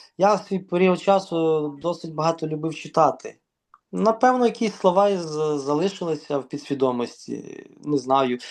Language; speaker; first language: Ukrainian; native; Ukrainian